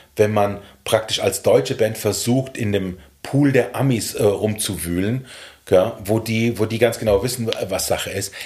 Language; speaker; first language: German; native; German